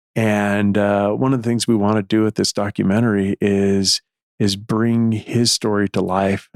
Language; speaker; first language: English; native; English